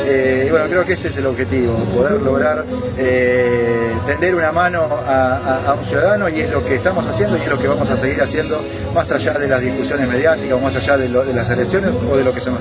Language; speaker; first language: Spanish; native; Spanish